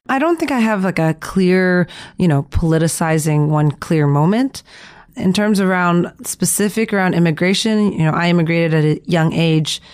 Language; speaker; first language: English; early bilingual, other home language; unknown